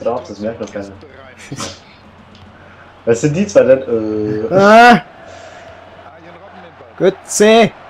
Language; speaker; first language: German; native; German